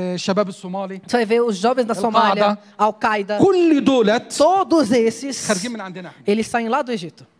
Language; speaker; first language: Portuguese; non-native, fluent; Arabic